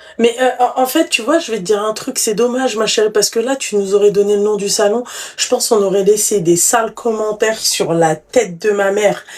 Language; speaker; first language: French; native; French